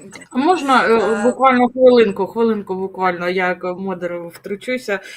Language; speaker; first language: Ukrainian; native; Ukrainian